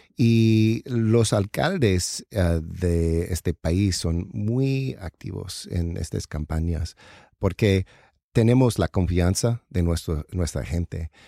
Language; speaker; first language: Spanish; non-native, learner; English